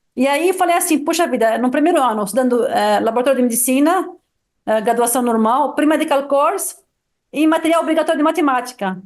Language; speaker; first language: Portuguese; non-native, fluent; Arabic